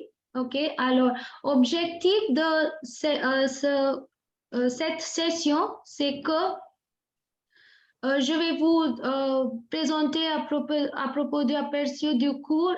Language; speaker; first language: French; non-native, fluent; Hindi